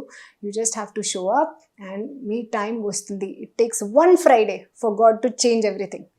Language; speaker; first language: Telugu; non-native, learner; Hindi